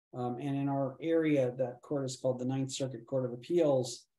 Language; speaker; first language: English; native; English